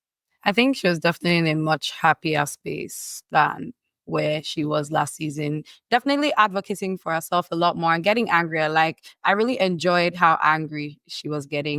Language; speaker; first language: English; native; English